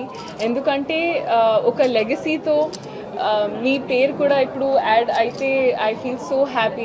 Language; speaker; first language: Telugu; non-native, learner; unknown